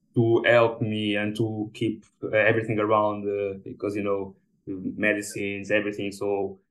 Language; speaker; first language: English; non-native, fluent; Portuguese